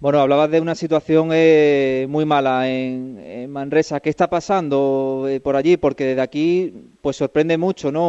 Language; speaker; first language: Spanish; native; Spanish